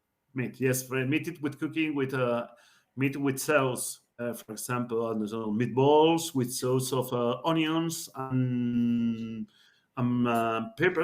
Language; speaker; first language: English; non-native, learner; Spanish